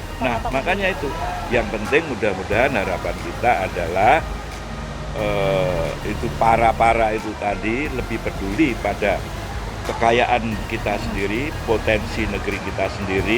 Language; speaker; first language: Indonesian; native; Indonesian